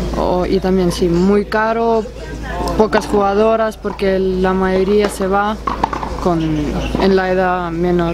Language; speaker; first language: Spanish; non-native, fluent; Russian